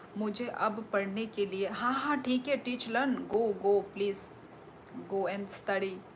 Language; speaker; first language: Hindi; non-native, local second language; Kok Borok